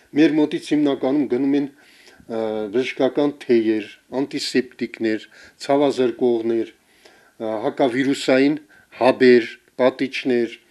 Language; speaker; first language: Armenian; native; Armenian